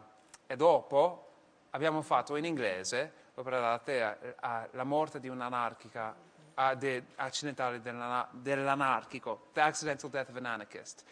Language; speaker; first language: Italian; non-native, fluent; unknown